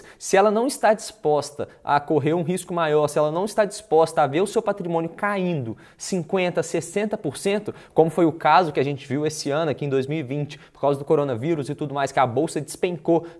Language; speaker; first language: Portuguese; native; Portuguese